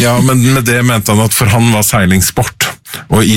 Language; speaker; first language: Norwegian; native; Norwegian